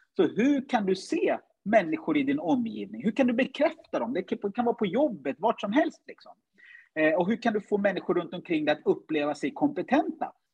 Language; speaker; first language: Swedish; early bilingual, other home language; Ganda